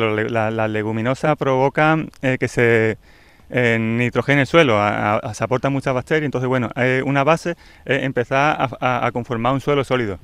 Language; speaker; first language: Spanish; native; Spanish